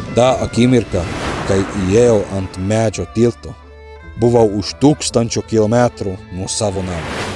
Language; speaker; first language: Lithuanian; non-native, learner; Czech